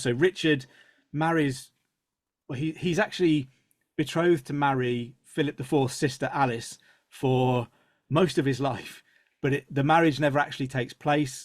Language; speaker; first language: English; native; English